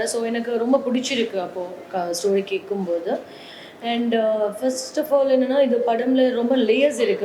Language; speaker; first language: Tamil; non-native, learner; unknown